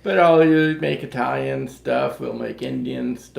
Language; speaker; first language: English; native; English